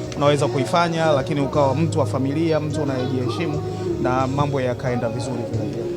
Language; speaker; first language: Swahili; native; Swahili